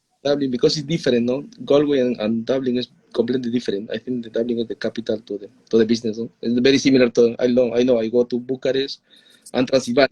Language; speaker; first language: English; non-native, learner; Spanish